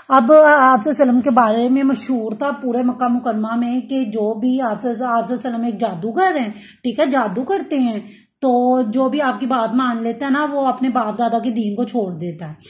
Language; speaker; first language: Urdu; non-native, local second language; Punjabi